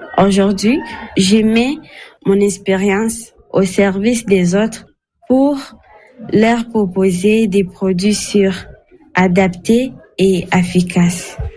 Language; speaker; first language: French; non-native, local second language; Swahili